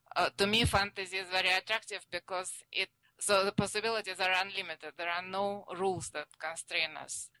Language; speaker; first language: English; non-native, fluent; Russian